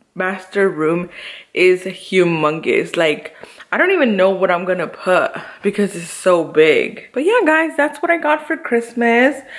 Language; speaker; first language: English; early bilingual, other home language; Spanish